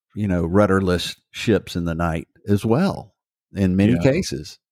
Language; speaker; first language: English; native; English